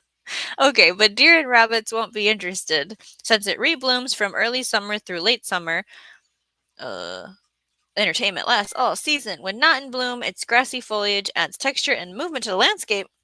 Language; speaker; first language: English; native; English